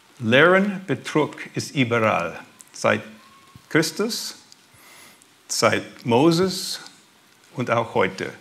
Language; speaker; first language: German; early bilingual, heritage; German